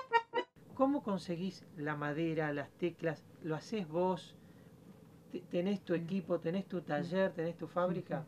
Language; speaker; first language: Spanish; native; Spanish